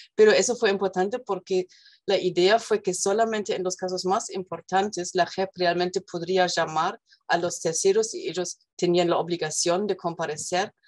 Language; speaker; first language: Spanish; non-native, fluent; German